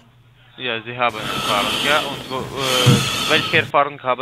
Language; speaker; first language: German; non-native, learner; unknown